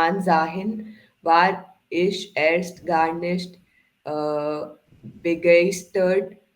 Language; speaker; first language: German; non-native, learner; Hindi